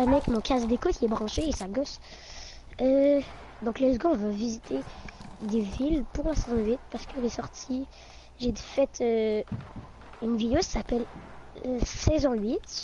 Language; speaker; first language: French; native; French